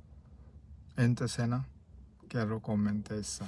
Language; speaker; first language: Finnish; non-native, learner; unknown